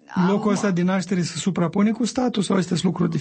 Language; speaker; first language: Romanian; native; Romanian